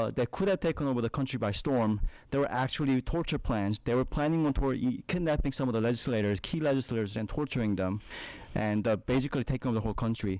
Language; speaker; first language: English; non-native, fluent; Korean